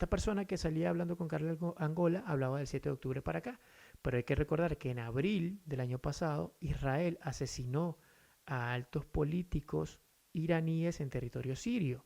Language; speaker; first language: Spanish; native; Spanish